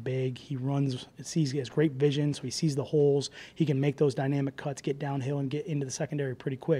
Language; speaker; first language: English; native; English